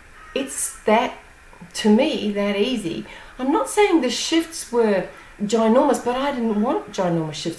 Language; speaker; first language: English; native; English